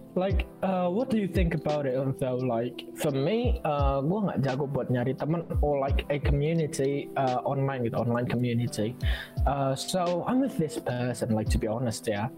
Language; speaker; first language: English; non-native, fluent; Indonesian